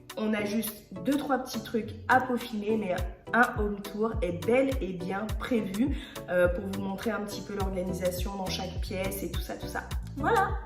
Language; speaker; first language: French; early bilingual, other home language; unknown